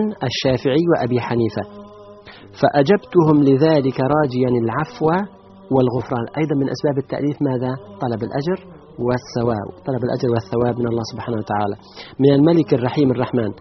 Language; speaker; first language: Arabic; native; Arabic